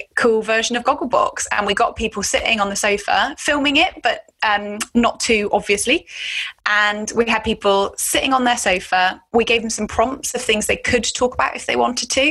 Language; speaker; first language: English; native; English